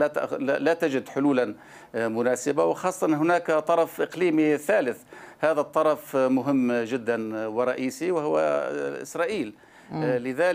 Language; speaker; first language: Arabic; native; Arabic